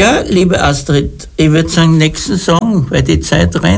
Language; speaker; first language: German; native; German